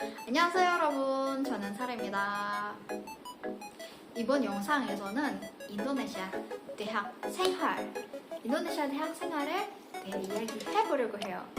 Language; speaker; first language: Korean; non-native, fluent; Indonesian